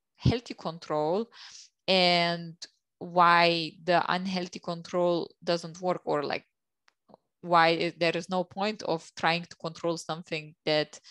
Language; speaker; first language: English; non-native, fluent; Lithuanian